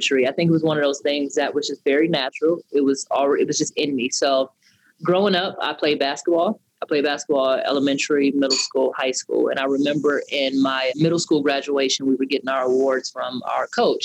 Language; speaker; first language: English; native; English